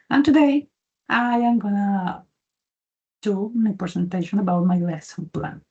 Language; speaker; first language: English; non-native, learner; Spanish